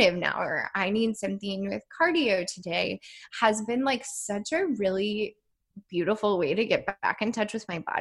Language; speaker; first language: English; native; English